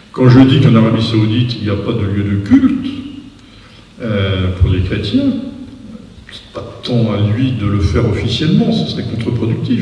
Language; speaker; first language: French; native; French